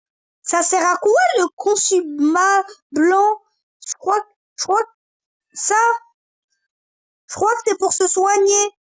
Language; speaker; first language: French; native; French